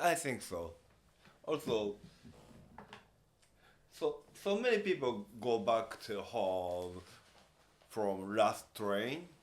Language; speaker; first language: English; non-native, learner; Japanese